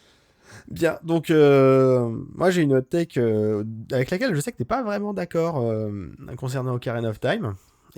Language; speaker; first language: French; native; French